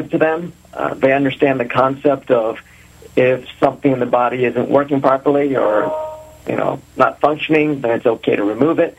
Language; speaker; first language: English; native; English